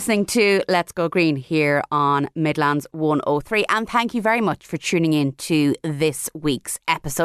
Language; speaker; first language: English; native; English